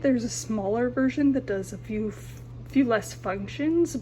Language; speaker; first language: English; native; English